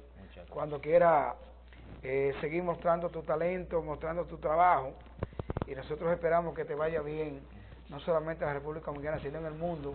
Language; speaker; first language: Spanish; native; Spanish